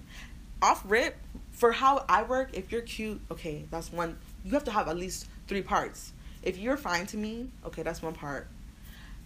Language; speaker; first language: English; native; English